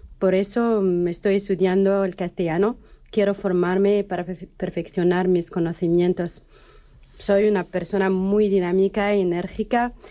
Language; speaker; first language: Spanish; non-native, learner; Arabic